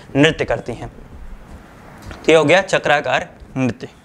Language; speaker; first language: Hindi; native; Hindi